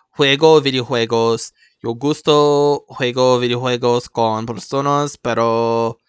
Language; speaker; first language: Spanish; non-native, learner; English